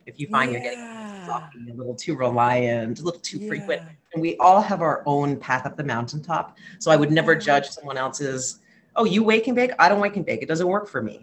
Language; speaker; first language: English; native; English